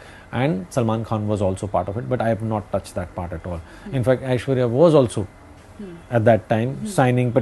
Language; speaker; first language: English; non-native, local second language; Hindi